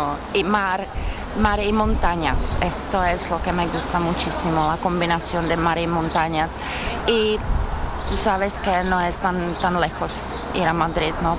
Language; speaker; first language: Spanish; non-native, learner; Czech